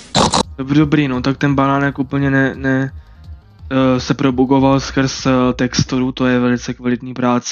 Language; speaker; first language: Czech; native; Czech